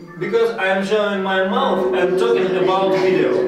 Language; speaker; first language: English; non-native, learner; Russian